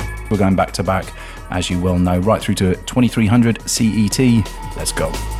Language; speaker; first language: English; native; English